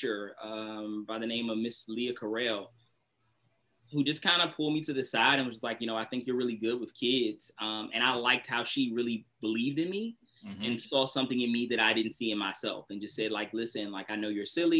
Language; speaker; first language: English; native; English